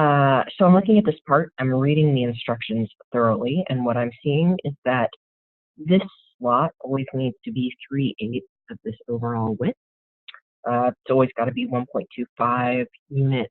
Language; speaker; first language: English; native; English